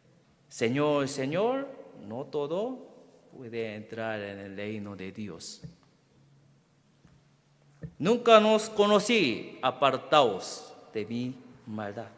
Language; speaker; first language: Spanish; non-native, fluent; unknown